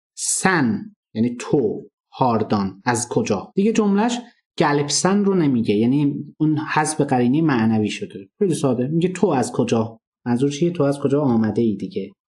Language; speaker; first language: Persian; non-native, local second language; Azerbaijani